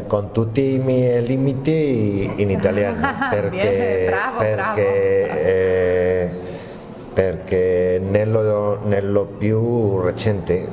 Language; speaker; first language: Italian; non-native, learner; Spanish